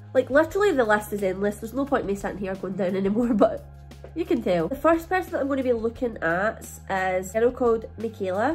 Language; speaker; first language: English; native; English